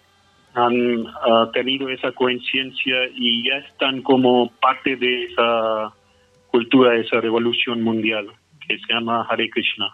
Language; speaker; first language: Spanish; non-native, fluent; Hindi